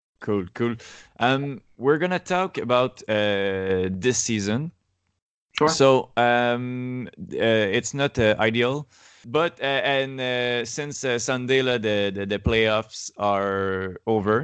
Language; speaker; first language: English; non-native, learner; French